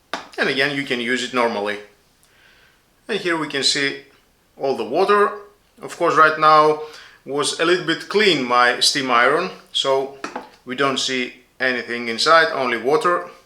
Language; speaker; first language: English; non-native, fluent; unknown